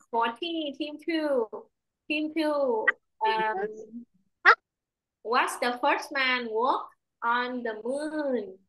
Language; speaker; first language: English; non-native, fluent; Vietnamese